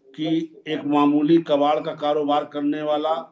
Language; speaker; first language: Hindi; native; Hindi